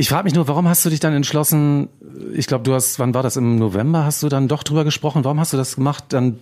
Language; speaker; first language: German; native; German